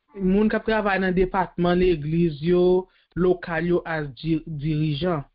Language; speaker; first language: French; native; French